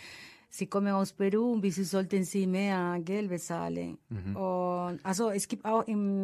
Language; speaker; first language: German; non-native, fluent; Spanish